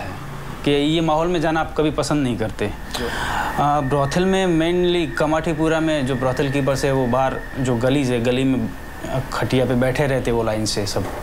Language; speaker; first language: Hindi; native; Hindi